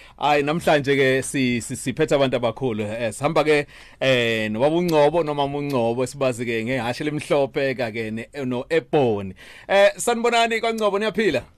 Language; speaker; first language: Zulu; native; Zulu